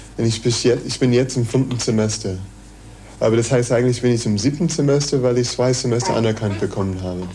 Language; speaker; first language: German; non-native, fluent; English